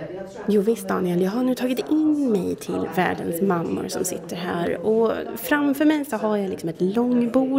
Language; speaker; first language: Swedish; native; Swedish